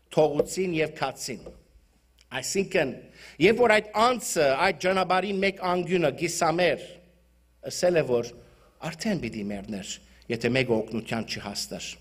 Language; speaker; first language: Armenian; early bilingual, heritage; Armenian